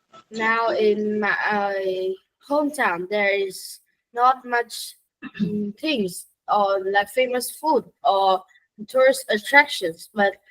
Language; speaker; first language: English; non-native, learner; Vietnamese